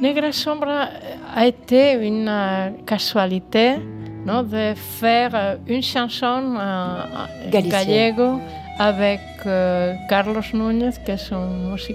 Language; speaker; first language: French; non-native, fluent; Spanish